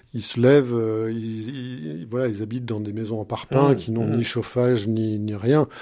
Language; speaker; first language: French; native; French